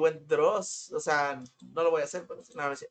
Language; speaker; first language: Spanish; native; Spanish